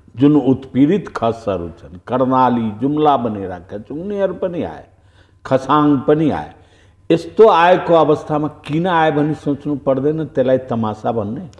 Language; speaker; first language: Nepali; non-native, local second language; Bhojpuri